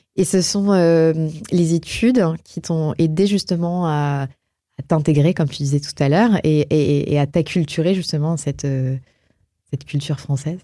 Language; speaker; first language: French; native; French